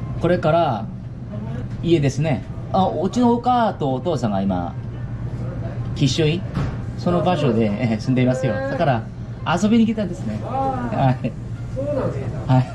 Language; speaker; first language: Japanese; non-native, learner; Korean